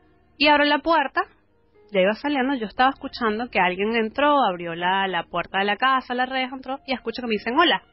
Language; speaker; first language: Spanish; native; Spanish